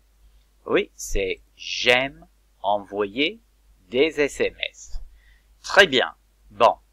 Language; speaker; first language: French; non-native, fluent; English